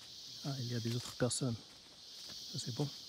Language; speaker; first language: French; non-native, learner; Chinese